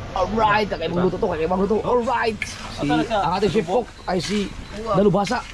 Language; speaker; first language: Filipino; non-native, local second language; Cebuano